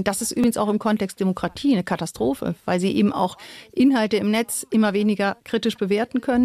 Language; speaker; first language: German; native; German